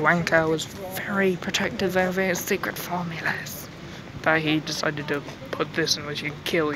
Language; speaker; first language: English; native; English